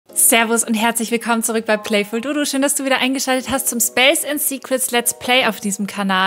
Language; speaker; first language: German; native; German